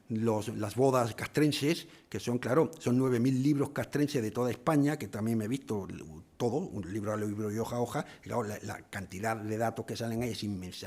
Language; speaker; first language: Spanish; native; Spanish